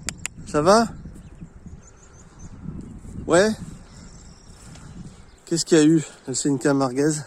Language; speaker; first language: French; native; French